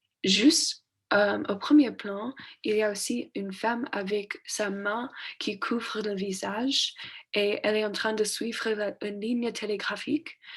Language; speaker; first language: French; non-native, learner; English